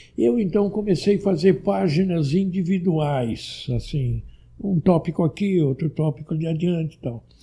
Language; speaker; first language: Portuguese; early bilingual, other home language; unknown